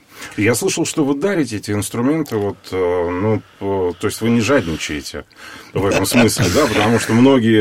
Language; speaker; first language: Russian; native; Russian